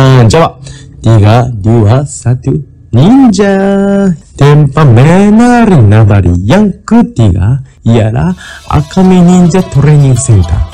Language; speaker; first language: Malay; non-native, fluent; Japanese